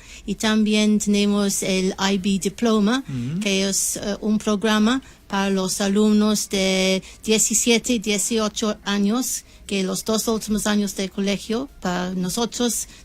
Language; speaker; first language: Spanish; non-native, learner; English